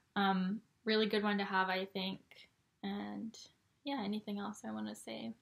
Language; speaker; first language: English; native; English